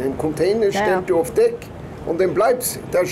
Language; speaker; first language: German; non-native, learner; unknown